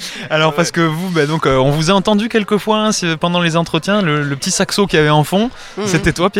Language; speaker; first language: French; native; French